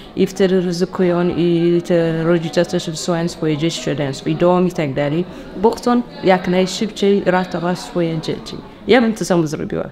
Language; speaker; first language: Polish; non-native, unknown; Tigrinya